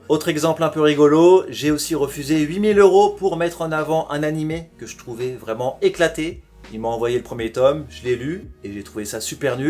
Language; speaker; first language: French; native; French